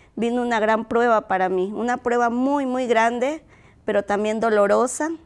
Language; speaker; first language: Spanish; native; Spanish